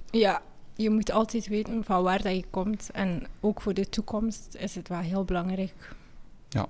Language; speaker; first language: Dutch; early bilingual, other home language; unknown